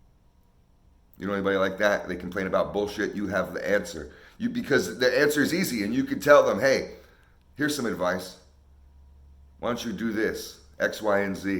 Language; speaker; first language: English; native; English